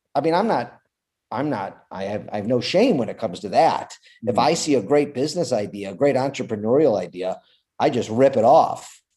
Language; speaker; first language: English; native; English